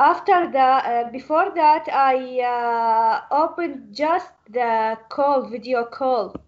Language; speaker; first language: English; non-native, learner; Arabic